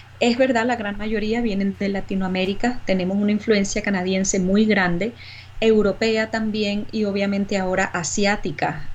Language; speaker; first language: Spanish; native; Spanish